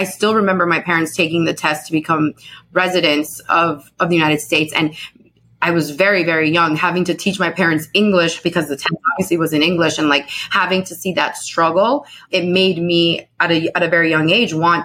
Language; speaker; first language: English; early bilingual, other home language; Spanish